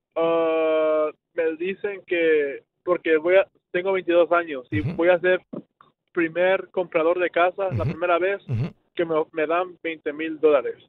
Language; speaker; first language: Spanish; early bilingual, heritage; Spanish